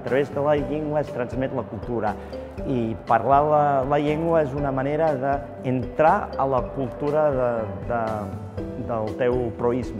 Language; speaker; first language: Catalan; non-native, fluent; English